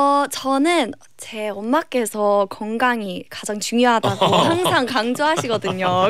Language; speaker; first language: Korean; early bilingual, other home language; English